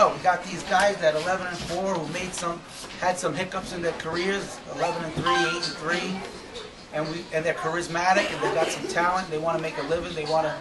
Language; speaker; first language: English; native; English